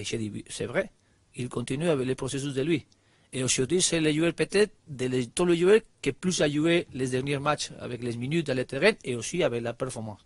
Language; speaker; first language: French; non-native, learner; Spanish